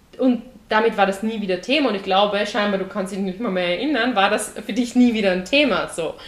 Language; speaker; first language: German; native; German